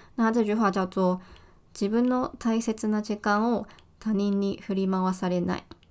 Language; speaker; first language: Japanese; non-native, fluent; Chinese